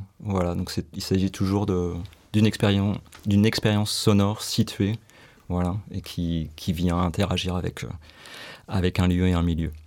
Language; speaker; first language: French; native; French